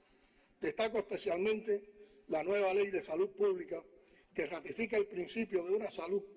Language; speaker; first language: Spanish; native; Spanish